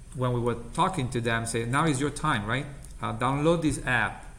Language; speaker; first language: English; non-native, fluent; Italian